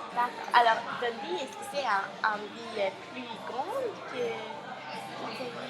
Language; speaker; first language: French; non-native, learner; English